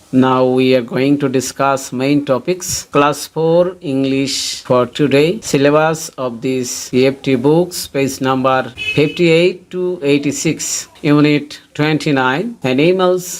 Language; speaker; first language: English; non-native, local second language; Bangla